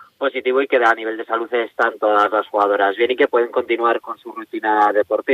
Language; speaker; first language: Spanish; native; Spanish